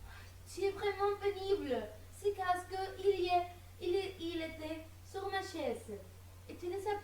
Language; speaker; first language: French; non-native, learner; Spanish